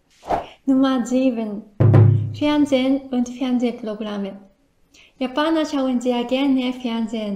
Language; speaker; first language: German; non-native, fluent; Japanese